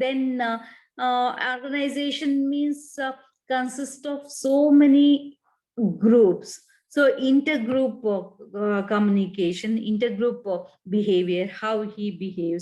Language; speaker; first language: English; non-native, local second language; Kannada